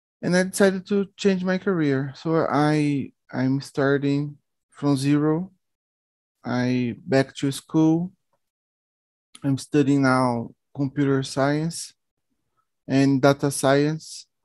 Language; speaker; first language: English; non-native, learner; Portuguese